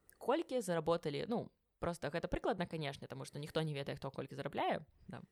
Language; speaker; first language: Belarusian; non-native, local second language; Russian